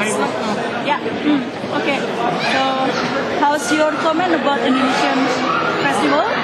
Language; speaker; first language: English; non-native, learner; Indonesian